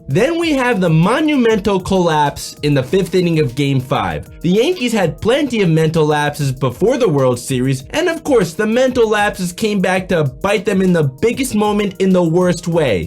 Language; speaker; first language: English; native; English